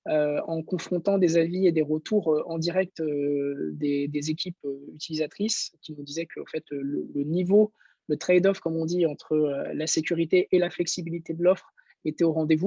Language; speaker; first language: French; native; French